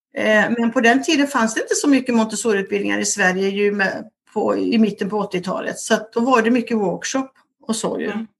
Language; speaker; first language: Swedish; native; Swedish